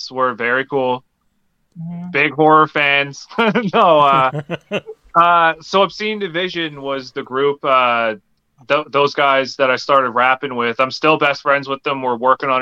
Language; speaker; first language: English; native; English